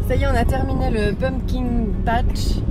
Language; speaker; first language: French; native; French